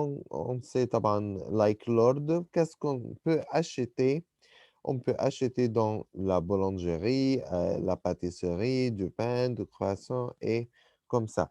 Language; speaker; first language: French; non-native, fluent; Arabic